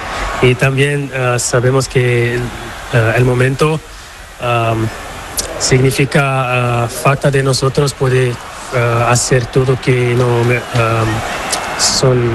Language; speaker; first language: Spanish; non-native, learner; Portuguese